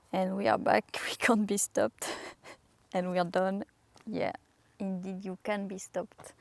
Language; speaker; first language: English; non-native, fluent; French